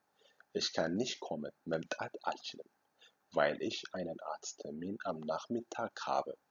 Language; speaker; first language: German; non-native, local second language; Amharic